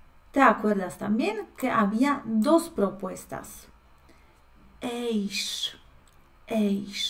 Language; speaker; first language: Spanish; non-native, fluent; Polish